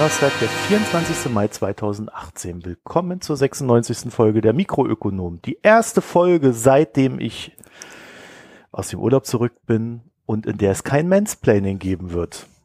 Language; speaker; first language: German; native; German